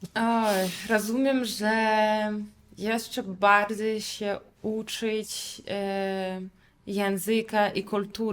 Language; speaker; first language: Polish; non-native, fluent; Russian